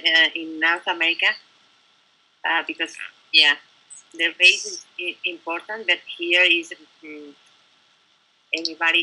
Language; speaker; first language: English; non-native, learner; Spanish